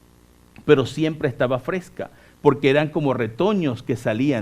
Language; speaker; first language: Spanish; native; Spanish